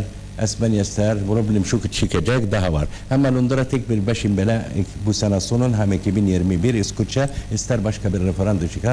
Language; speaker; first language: Turkish; non-native, learner; Arabic